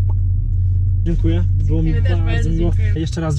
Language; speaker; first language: Polish; native; Polish